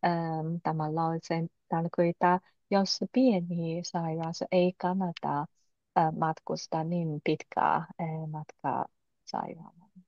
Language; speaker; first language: Finnish; non-native, learner; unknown